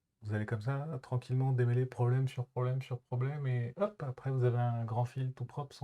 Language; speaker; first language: French; native; French